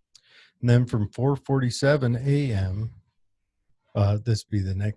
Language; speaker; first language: English; native; English